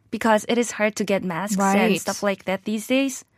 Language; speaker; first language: English; non-native, fluent; Korean